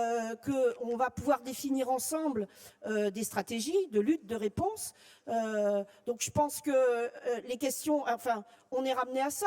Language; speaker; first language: French; native; French